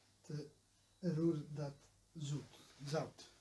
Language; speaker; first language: Dutch; non-native, learner; Serbian